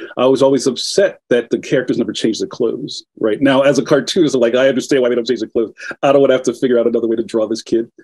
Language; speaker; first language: English; native; English